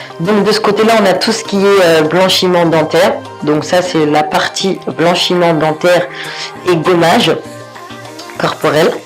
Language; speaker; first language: French; early bilingual, other home language; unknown